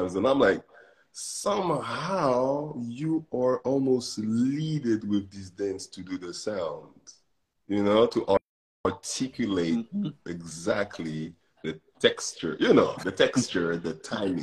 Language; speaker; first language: English; non-native, fluent; French